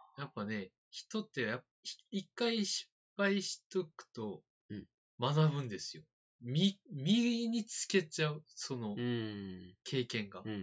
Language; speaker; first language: Japanese; non-native, fluent; Korean